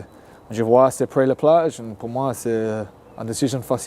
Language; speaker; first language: French; non-native, learner; English